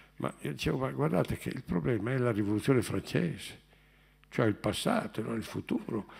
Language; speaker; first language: Italian; native; Italian